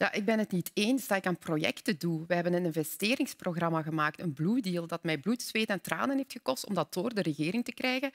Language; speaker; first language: Dutch; native; Dutch